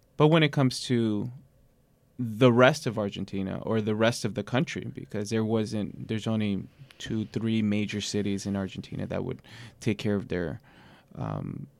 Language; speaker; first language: English; native; English